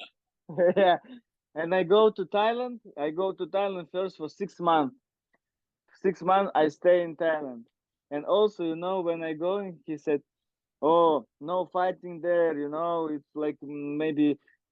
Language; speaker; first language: English; non-native, learner; Russian